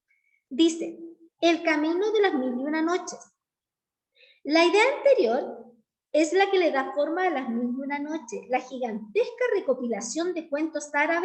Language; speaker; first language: Spanish; native; Spanish